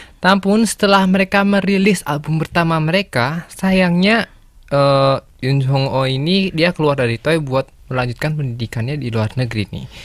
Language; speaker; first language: Indonesian; native; Indonesian